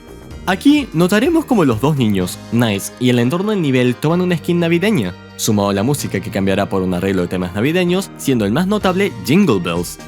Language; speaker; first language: Spanish; native; Spanish